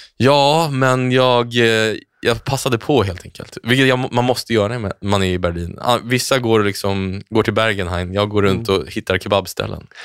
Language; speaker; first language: Swedish; native; Swedish